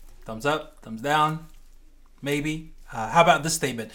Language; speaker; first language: English; native; English